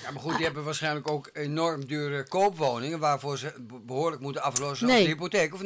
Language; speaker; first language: Dutch; native; Dutch